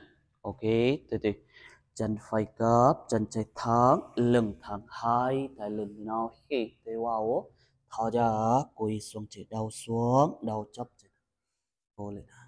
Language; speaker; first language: Vietnamese; non-native, learner; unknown